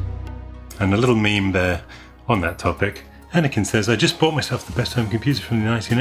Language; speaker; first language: English; native; English